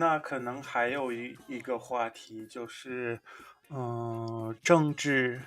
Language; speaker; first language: Chinese; non-native, fluent; English